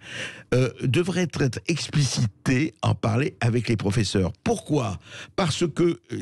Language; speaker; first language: French; native; French